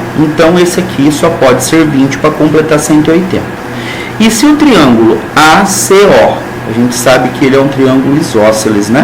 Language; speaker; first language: Portuguese; native; Portuguese